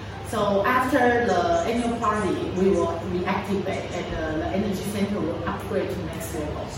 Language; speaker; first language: English; non-native, fluent; Chinese